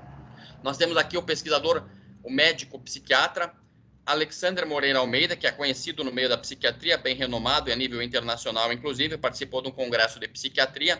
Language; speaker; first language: Portuguese; native; Portuguese